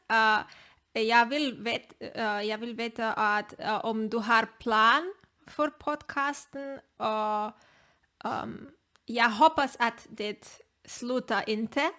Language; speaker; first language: Swedish; non-native, learner; Spanish